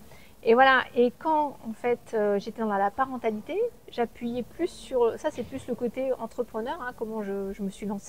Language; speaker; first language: French; native; French